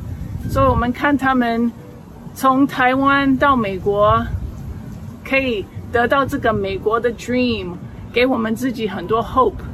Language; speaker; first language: Chinese; early bilingual, heritage; Chinese